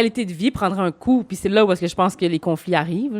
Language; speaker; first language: French; native; French